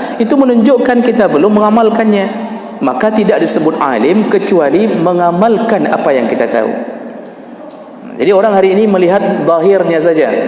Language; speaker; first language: Malay; non-native, fluent; Achinese